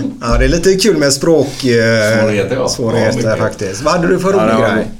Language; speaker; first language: Swedish; native; Swedish